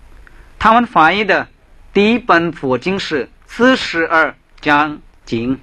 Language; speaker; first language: Chinese; non-native, fluent; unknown